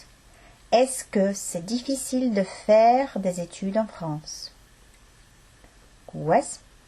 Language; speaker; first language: French; non-native, fluent; Estonian